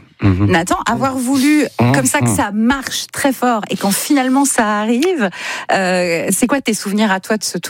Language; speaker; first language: French; native; French